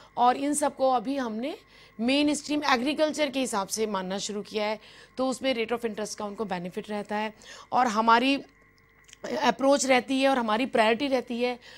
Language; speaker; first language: Hindi; native; Hindi